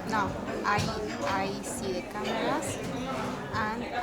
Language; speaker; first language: English; non-native, learner; Spanish